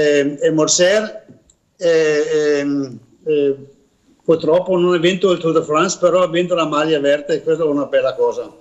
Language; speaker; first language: Italian; non-native, learner; Danish